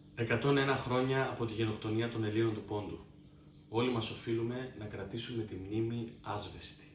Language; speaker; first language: Greek; native; Greek